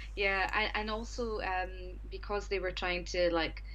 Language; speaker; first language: English; native; English